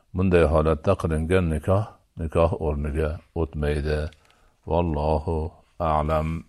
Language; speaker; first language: Uzbek; native; Uzbek